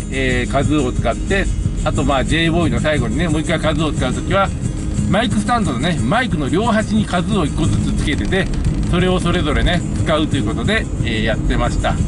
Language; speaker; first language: Japanese; native; Japanese